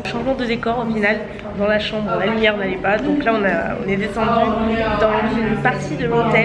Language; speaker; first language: French; native; French